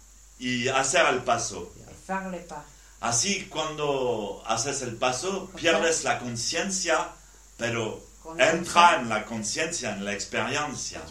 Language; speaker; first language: Spanish; non-native, learner; French